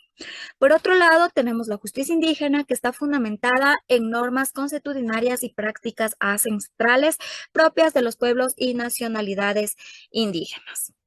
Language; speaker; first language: Spanish; native; Spanish